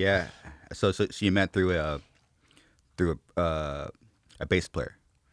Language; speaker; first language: English; native; English